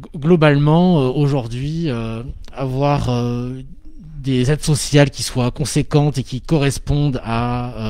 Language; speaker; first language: French; native; French